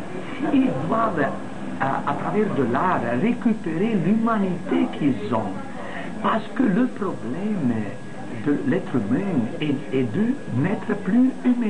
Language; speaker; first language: French; non-native, fluent; Italian